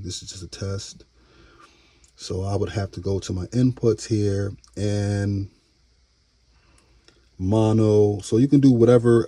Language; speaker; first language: English; native; English